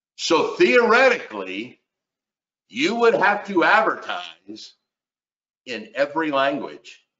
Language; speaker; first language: English; native; English